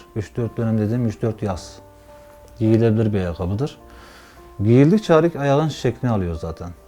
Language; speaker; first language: Turkish; native; Turkish